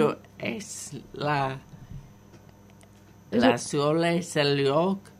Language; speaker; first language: Catalan; non-native, learner; English